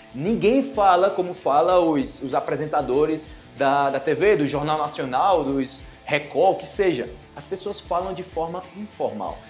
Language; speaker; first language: Portuguese; native; Portuguese